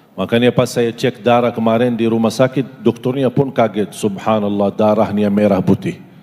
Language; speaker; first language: Indonesian; non-native, fluent; Arabic